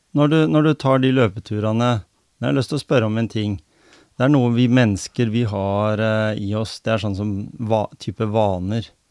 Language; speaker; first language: Norwegian; native; Norwegian